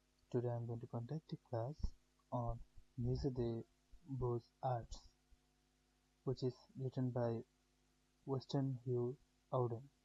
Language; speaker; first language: English; non-native, local second language; Bangla